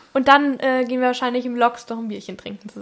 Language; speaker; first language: German; native; German